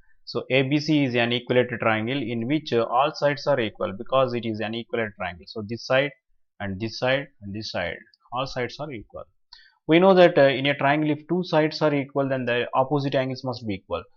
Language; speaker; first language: English; non-native, local second language; Telugu